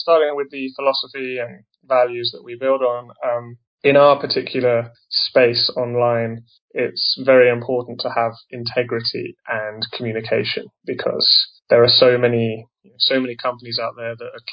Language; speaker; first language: English; native; English